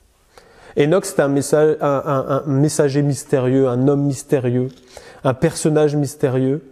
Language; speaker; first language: French; native; French